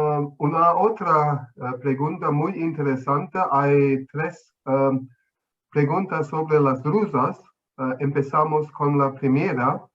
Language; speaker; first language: Spanish; non-native, fluent; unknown